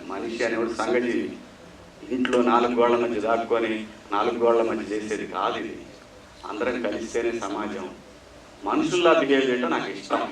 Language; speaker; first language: Telugu; native; Telugu